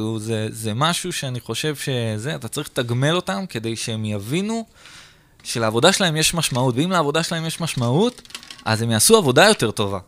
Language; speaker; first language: Hebrew; native; Hebrew